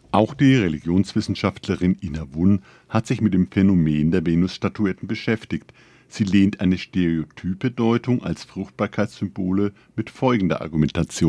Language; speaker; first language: German; native; German